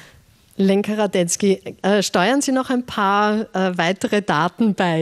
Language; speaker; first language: German; native; German